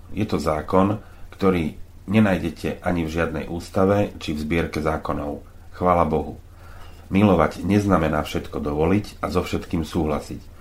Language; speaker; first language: Slovak; native; Slovak